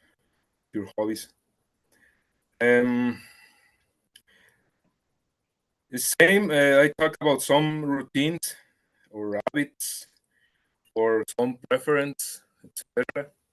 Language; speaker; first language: English; non-native, learner; Spanish